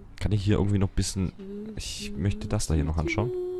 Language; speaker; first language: German; native; German